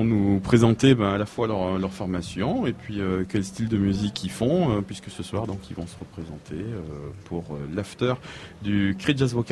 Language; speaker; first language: French; native; French